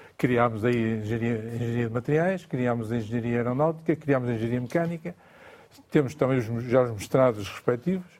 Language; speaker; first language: Portuguese; native; Portuguese